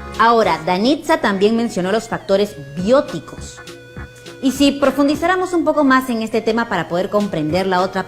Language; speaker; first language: Spanish; native; Spanish